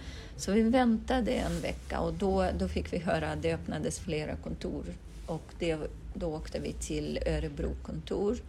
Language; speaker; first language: Swedish; non-native, fluent; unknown